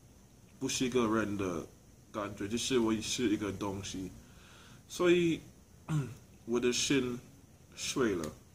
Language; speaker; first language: Chinese; non-native, learner; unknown